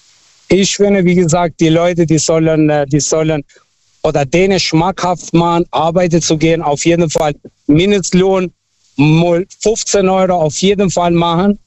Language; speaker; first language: German; non-native, fluent; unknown